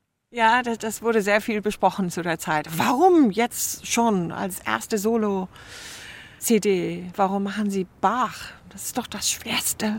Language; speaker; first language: German; early bilingual, other home language; English